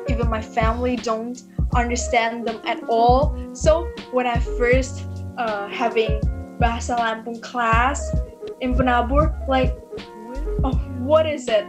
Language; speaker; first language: English; early bilingual, other home language; Indonesian